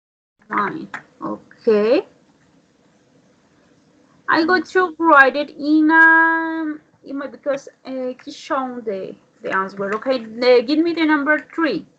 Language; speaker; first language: English; non-native, learner; Spanish